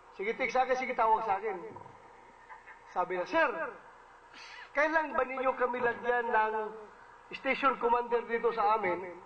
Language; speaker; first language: Filipino; non-native, local second language; Cebuano